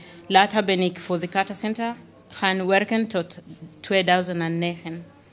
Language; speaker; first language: Dutch; non-native, learner; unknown